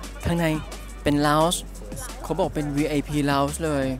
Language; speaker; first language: Thai; native; Thai